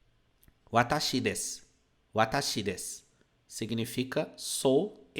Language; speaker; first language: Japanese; non-native, fluent; Portuguese